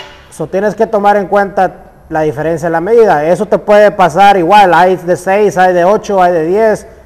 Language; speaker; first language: Spanish; early bilingual, heritage; Spanish